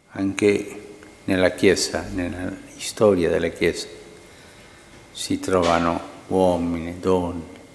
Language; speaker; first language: Italian; non-native, fluent; Spanish